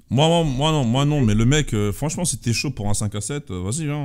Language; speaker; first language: French; native; French